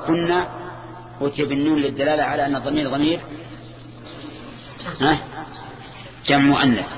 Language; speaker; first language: Arabic; native; Arabic